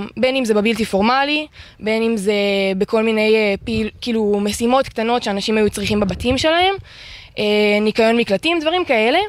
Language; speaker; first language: Hebrew; early bilingual, heritage; Hebrew